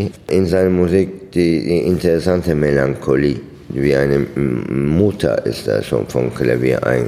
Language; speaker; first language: German; non-native, fluent; Turkish